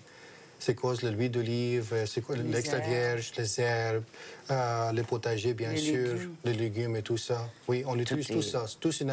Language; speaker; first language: French; non-native, fluent; Greek